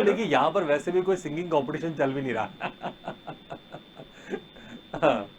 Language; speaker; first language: Hindi; native; Hindi